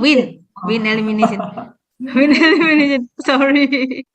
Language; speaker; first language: English; non-native, fluent; Indonesian